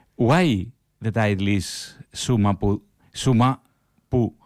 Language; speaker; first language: English; non-native, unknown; Greek